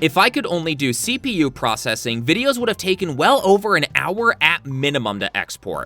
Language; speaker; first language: English; native; English